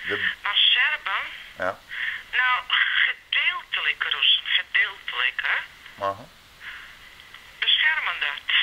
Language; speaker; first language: Dutch; non-native, learner; Serbian